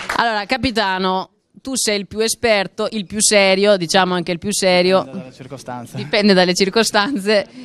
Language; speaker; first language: Italian; native; Italian